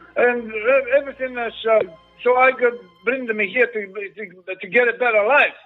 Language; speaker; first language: English; non-native, learner; Greek